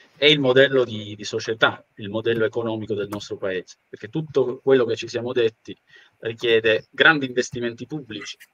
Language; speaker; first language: Italian; native; Italian